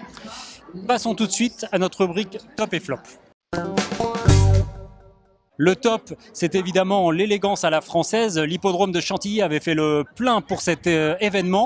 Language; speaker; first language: French; native; French